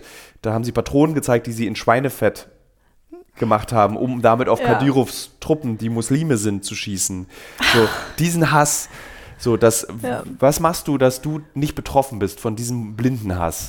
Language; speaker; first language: German; native; German